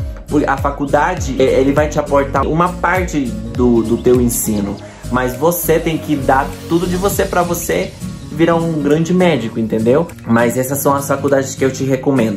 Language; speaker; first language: Portuguese; non-native, fluent; Spanish